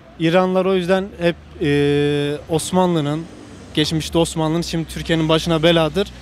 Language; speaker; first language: Turkish; native; Turkish